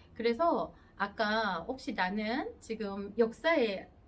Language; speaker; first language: Korean; native; Korean